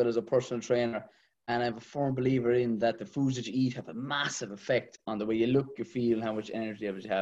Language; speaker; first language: English; native; English